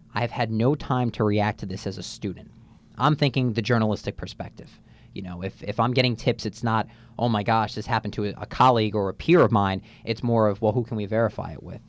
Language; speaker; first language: English; native; English